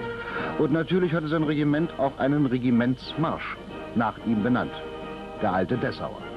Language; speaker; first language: German; native; German